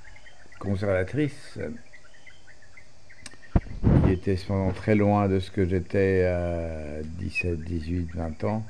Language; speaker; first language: French; native; French